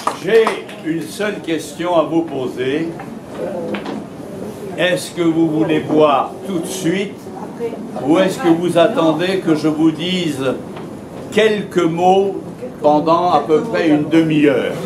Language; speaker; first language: French; native; French